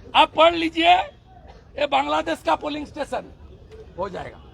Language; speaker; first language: Hindi; non-native, local second language; Bangla